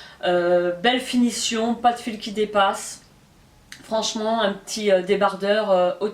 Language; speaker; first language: French; native; French